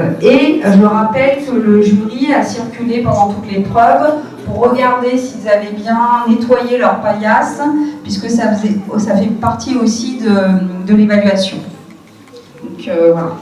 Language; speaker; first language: French; native; French